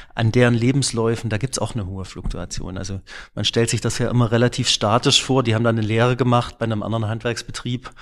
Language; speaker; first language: German; native; German